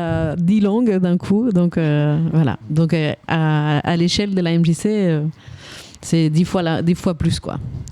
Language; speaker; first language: French; native; French